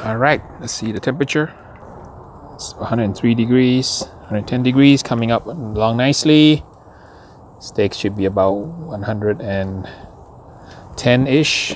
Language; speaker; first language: English; native; English